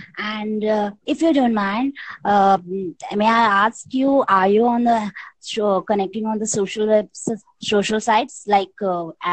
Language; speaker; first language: English; non-native, local second language; Hindi